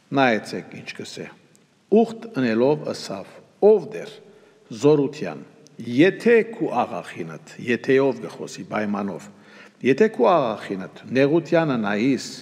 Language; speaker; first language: Armenian; early bilingual, heritage; Armenian